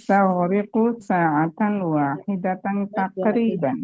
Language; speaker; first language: Arabic; non-native, learner; Indonesian